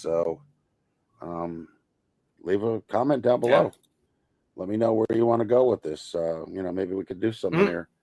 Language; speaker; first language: English; native; English